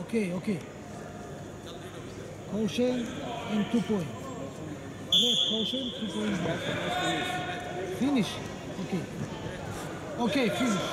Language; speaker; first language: English; non-native, learner; Russian